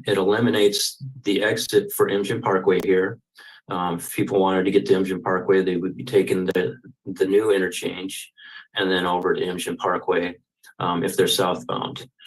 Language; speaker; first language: English; native; English